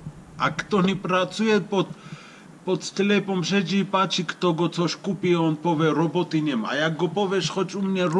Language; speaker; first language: Polish; non-native, fluent; Armenian